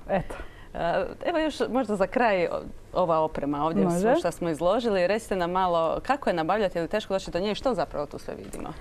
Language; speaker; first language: Croatian; native; Croatian